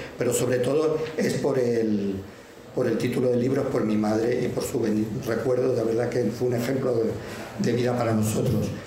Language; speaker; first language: Spanish; native; Spanish